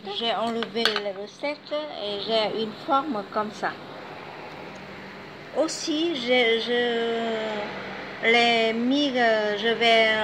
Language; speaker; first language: French; non-native, fluent; Vietnamese